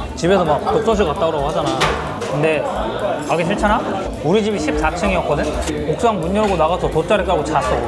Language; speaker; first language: Korean; native; Korean